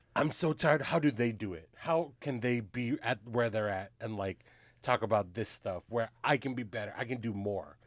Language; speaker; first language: English; early bilingual, other home language; Filipino